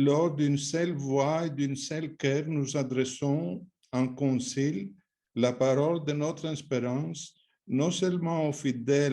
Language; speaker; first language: French; non-native, fluent; Greek